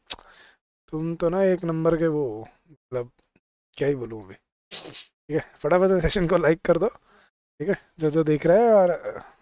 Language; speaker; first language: Hindi; native; Hindi